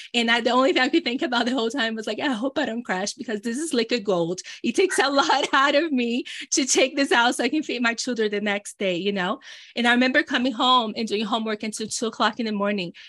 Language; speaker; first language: English; early bilingual, other home language; Portuguese